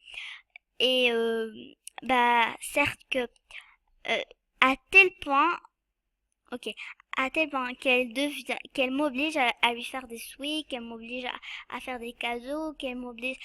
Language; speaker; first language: French; non-native, local second language; Arabic